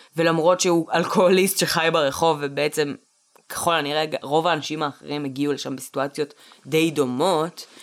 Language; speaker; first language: Hebrew; early bilingual, other home language; Russian